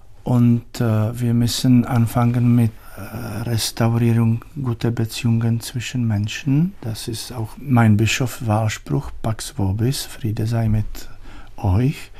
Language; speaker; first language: German; non-native, learner; Czech